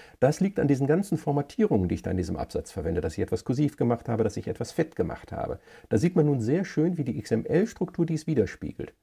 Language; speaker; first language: German; native; German